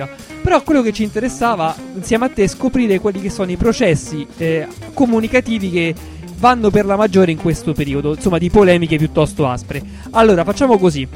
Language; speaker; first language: Italian; native; Italian